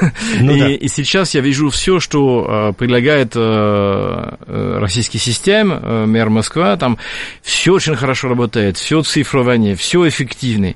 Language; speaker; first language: Russian; non-native, fluent; French